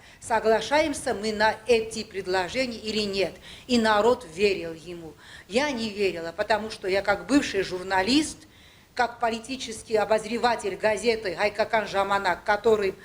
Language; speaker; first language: Russian; non-native, local second language; Armenian